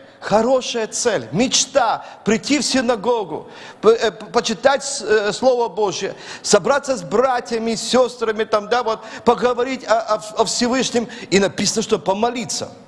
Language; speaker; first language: Russian; native; Russian